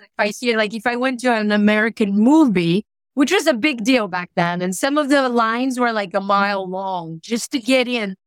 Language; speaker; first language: English; non-native, fluent; Bulgarian